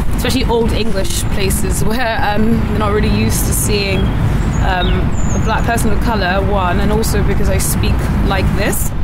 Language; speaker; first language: English; native; English